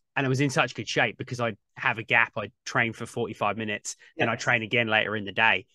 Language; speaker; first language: English; native; English